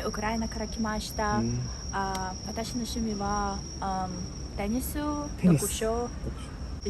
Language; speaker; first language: Japanese; non-native, learner; Ukrainian